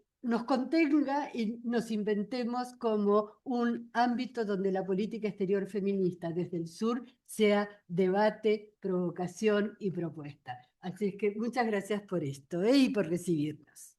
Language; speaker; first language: Spanish; native; Spanish